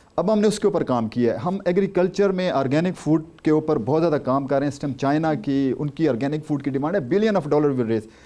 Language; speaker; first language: Urdu; non-native, local second language; Saraiki